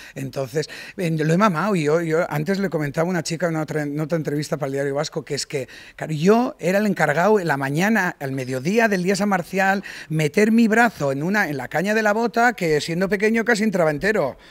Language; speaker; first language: Spanish; native; Spanish